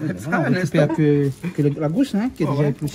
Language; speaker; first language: French; non-native, local second language; Réunion Creole French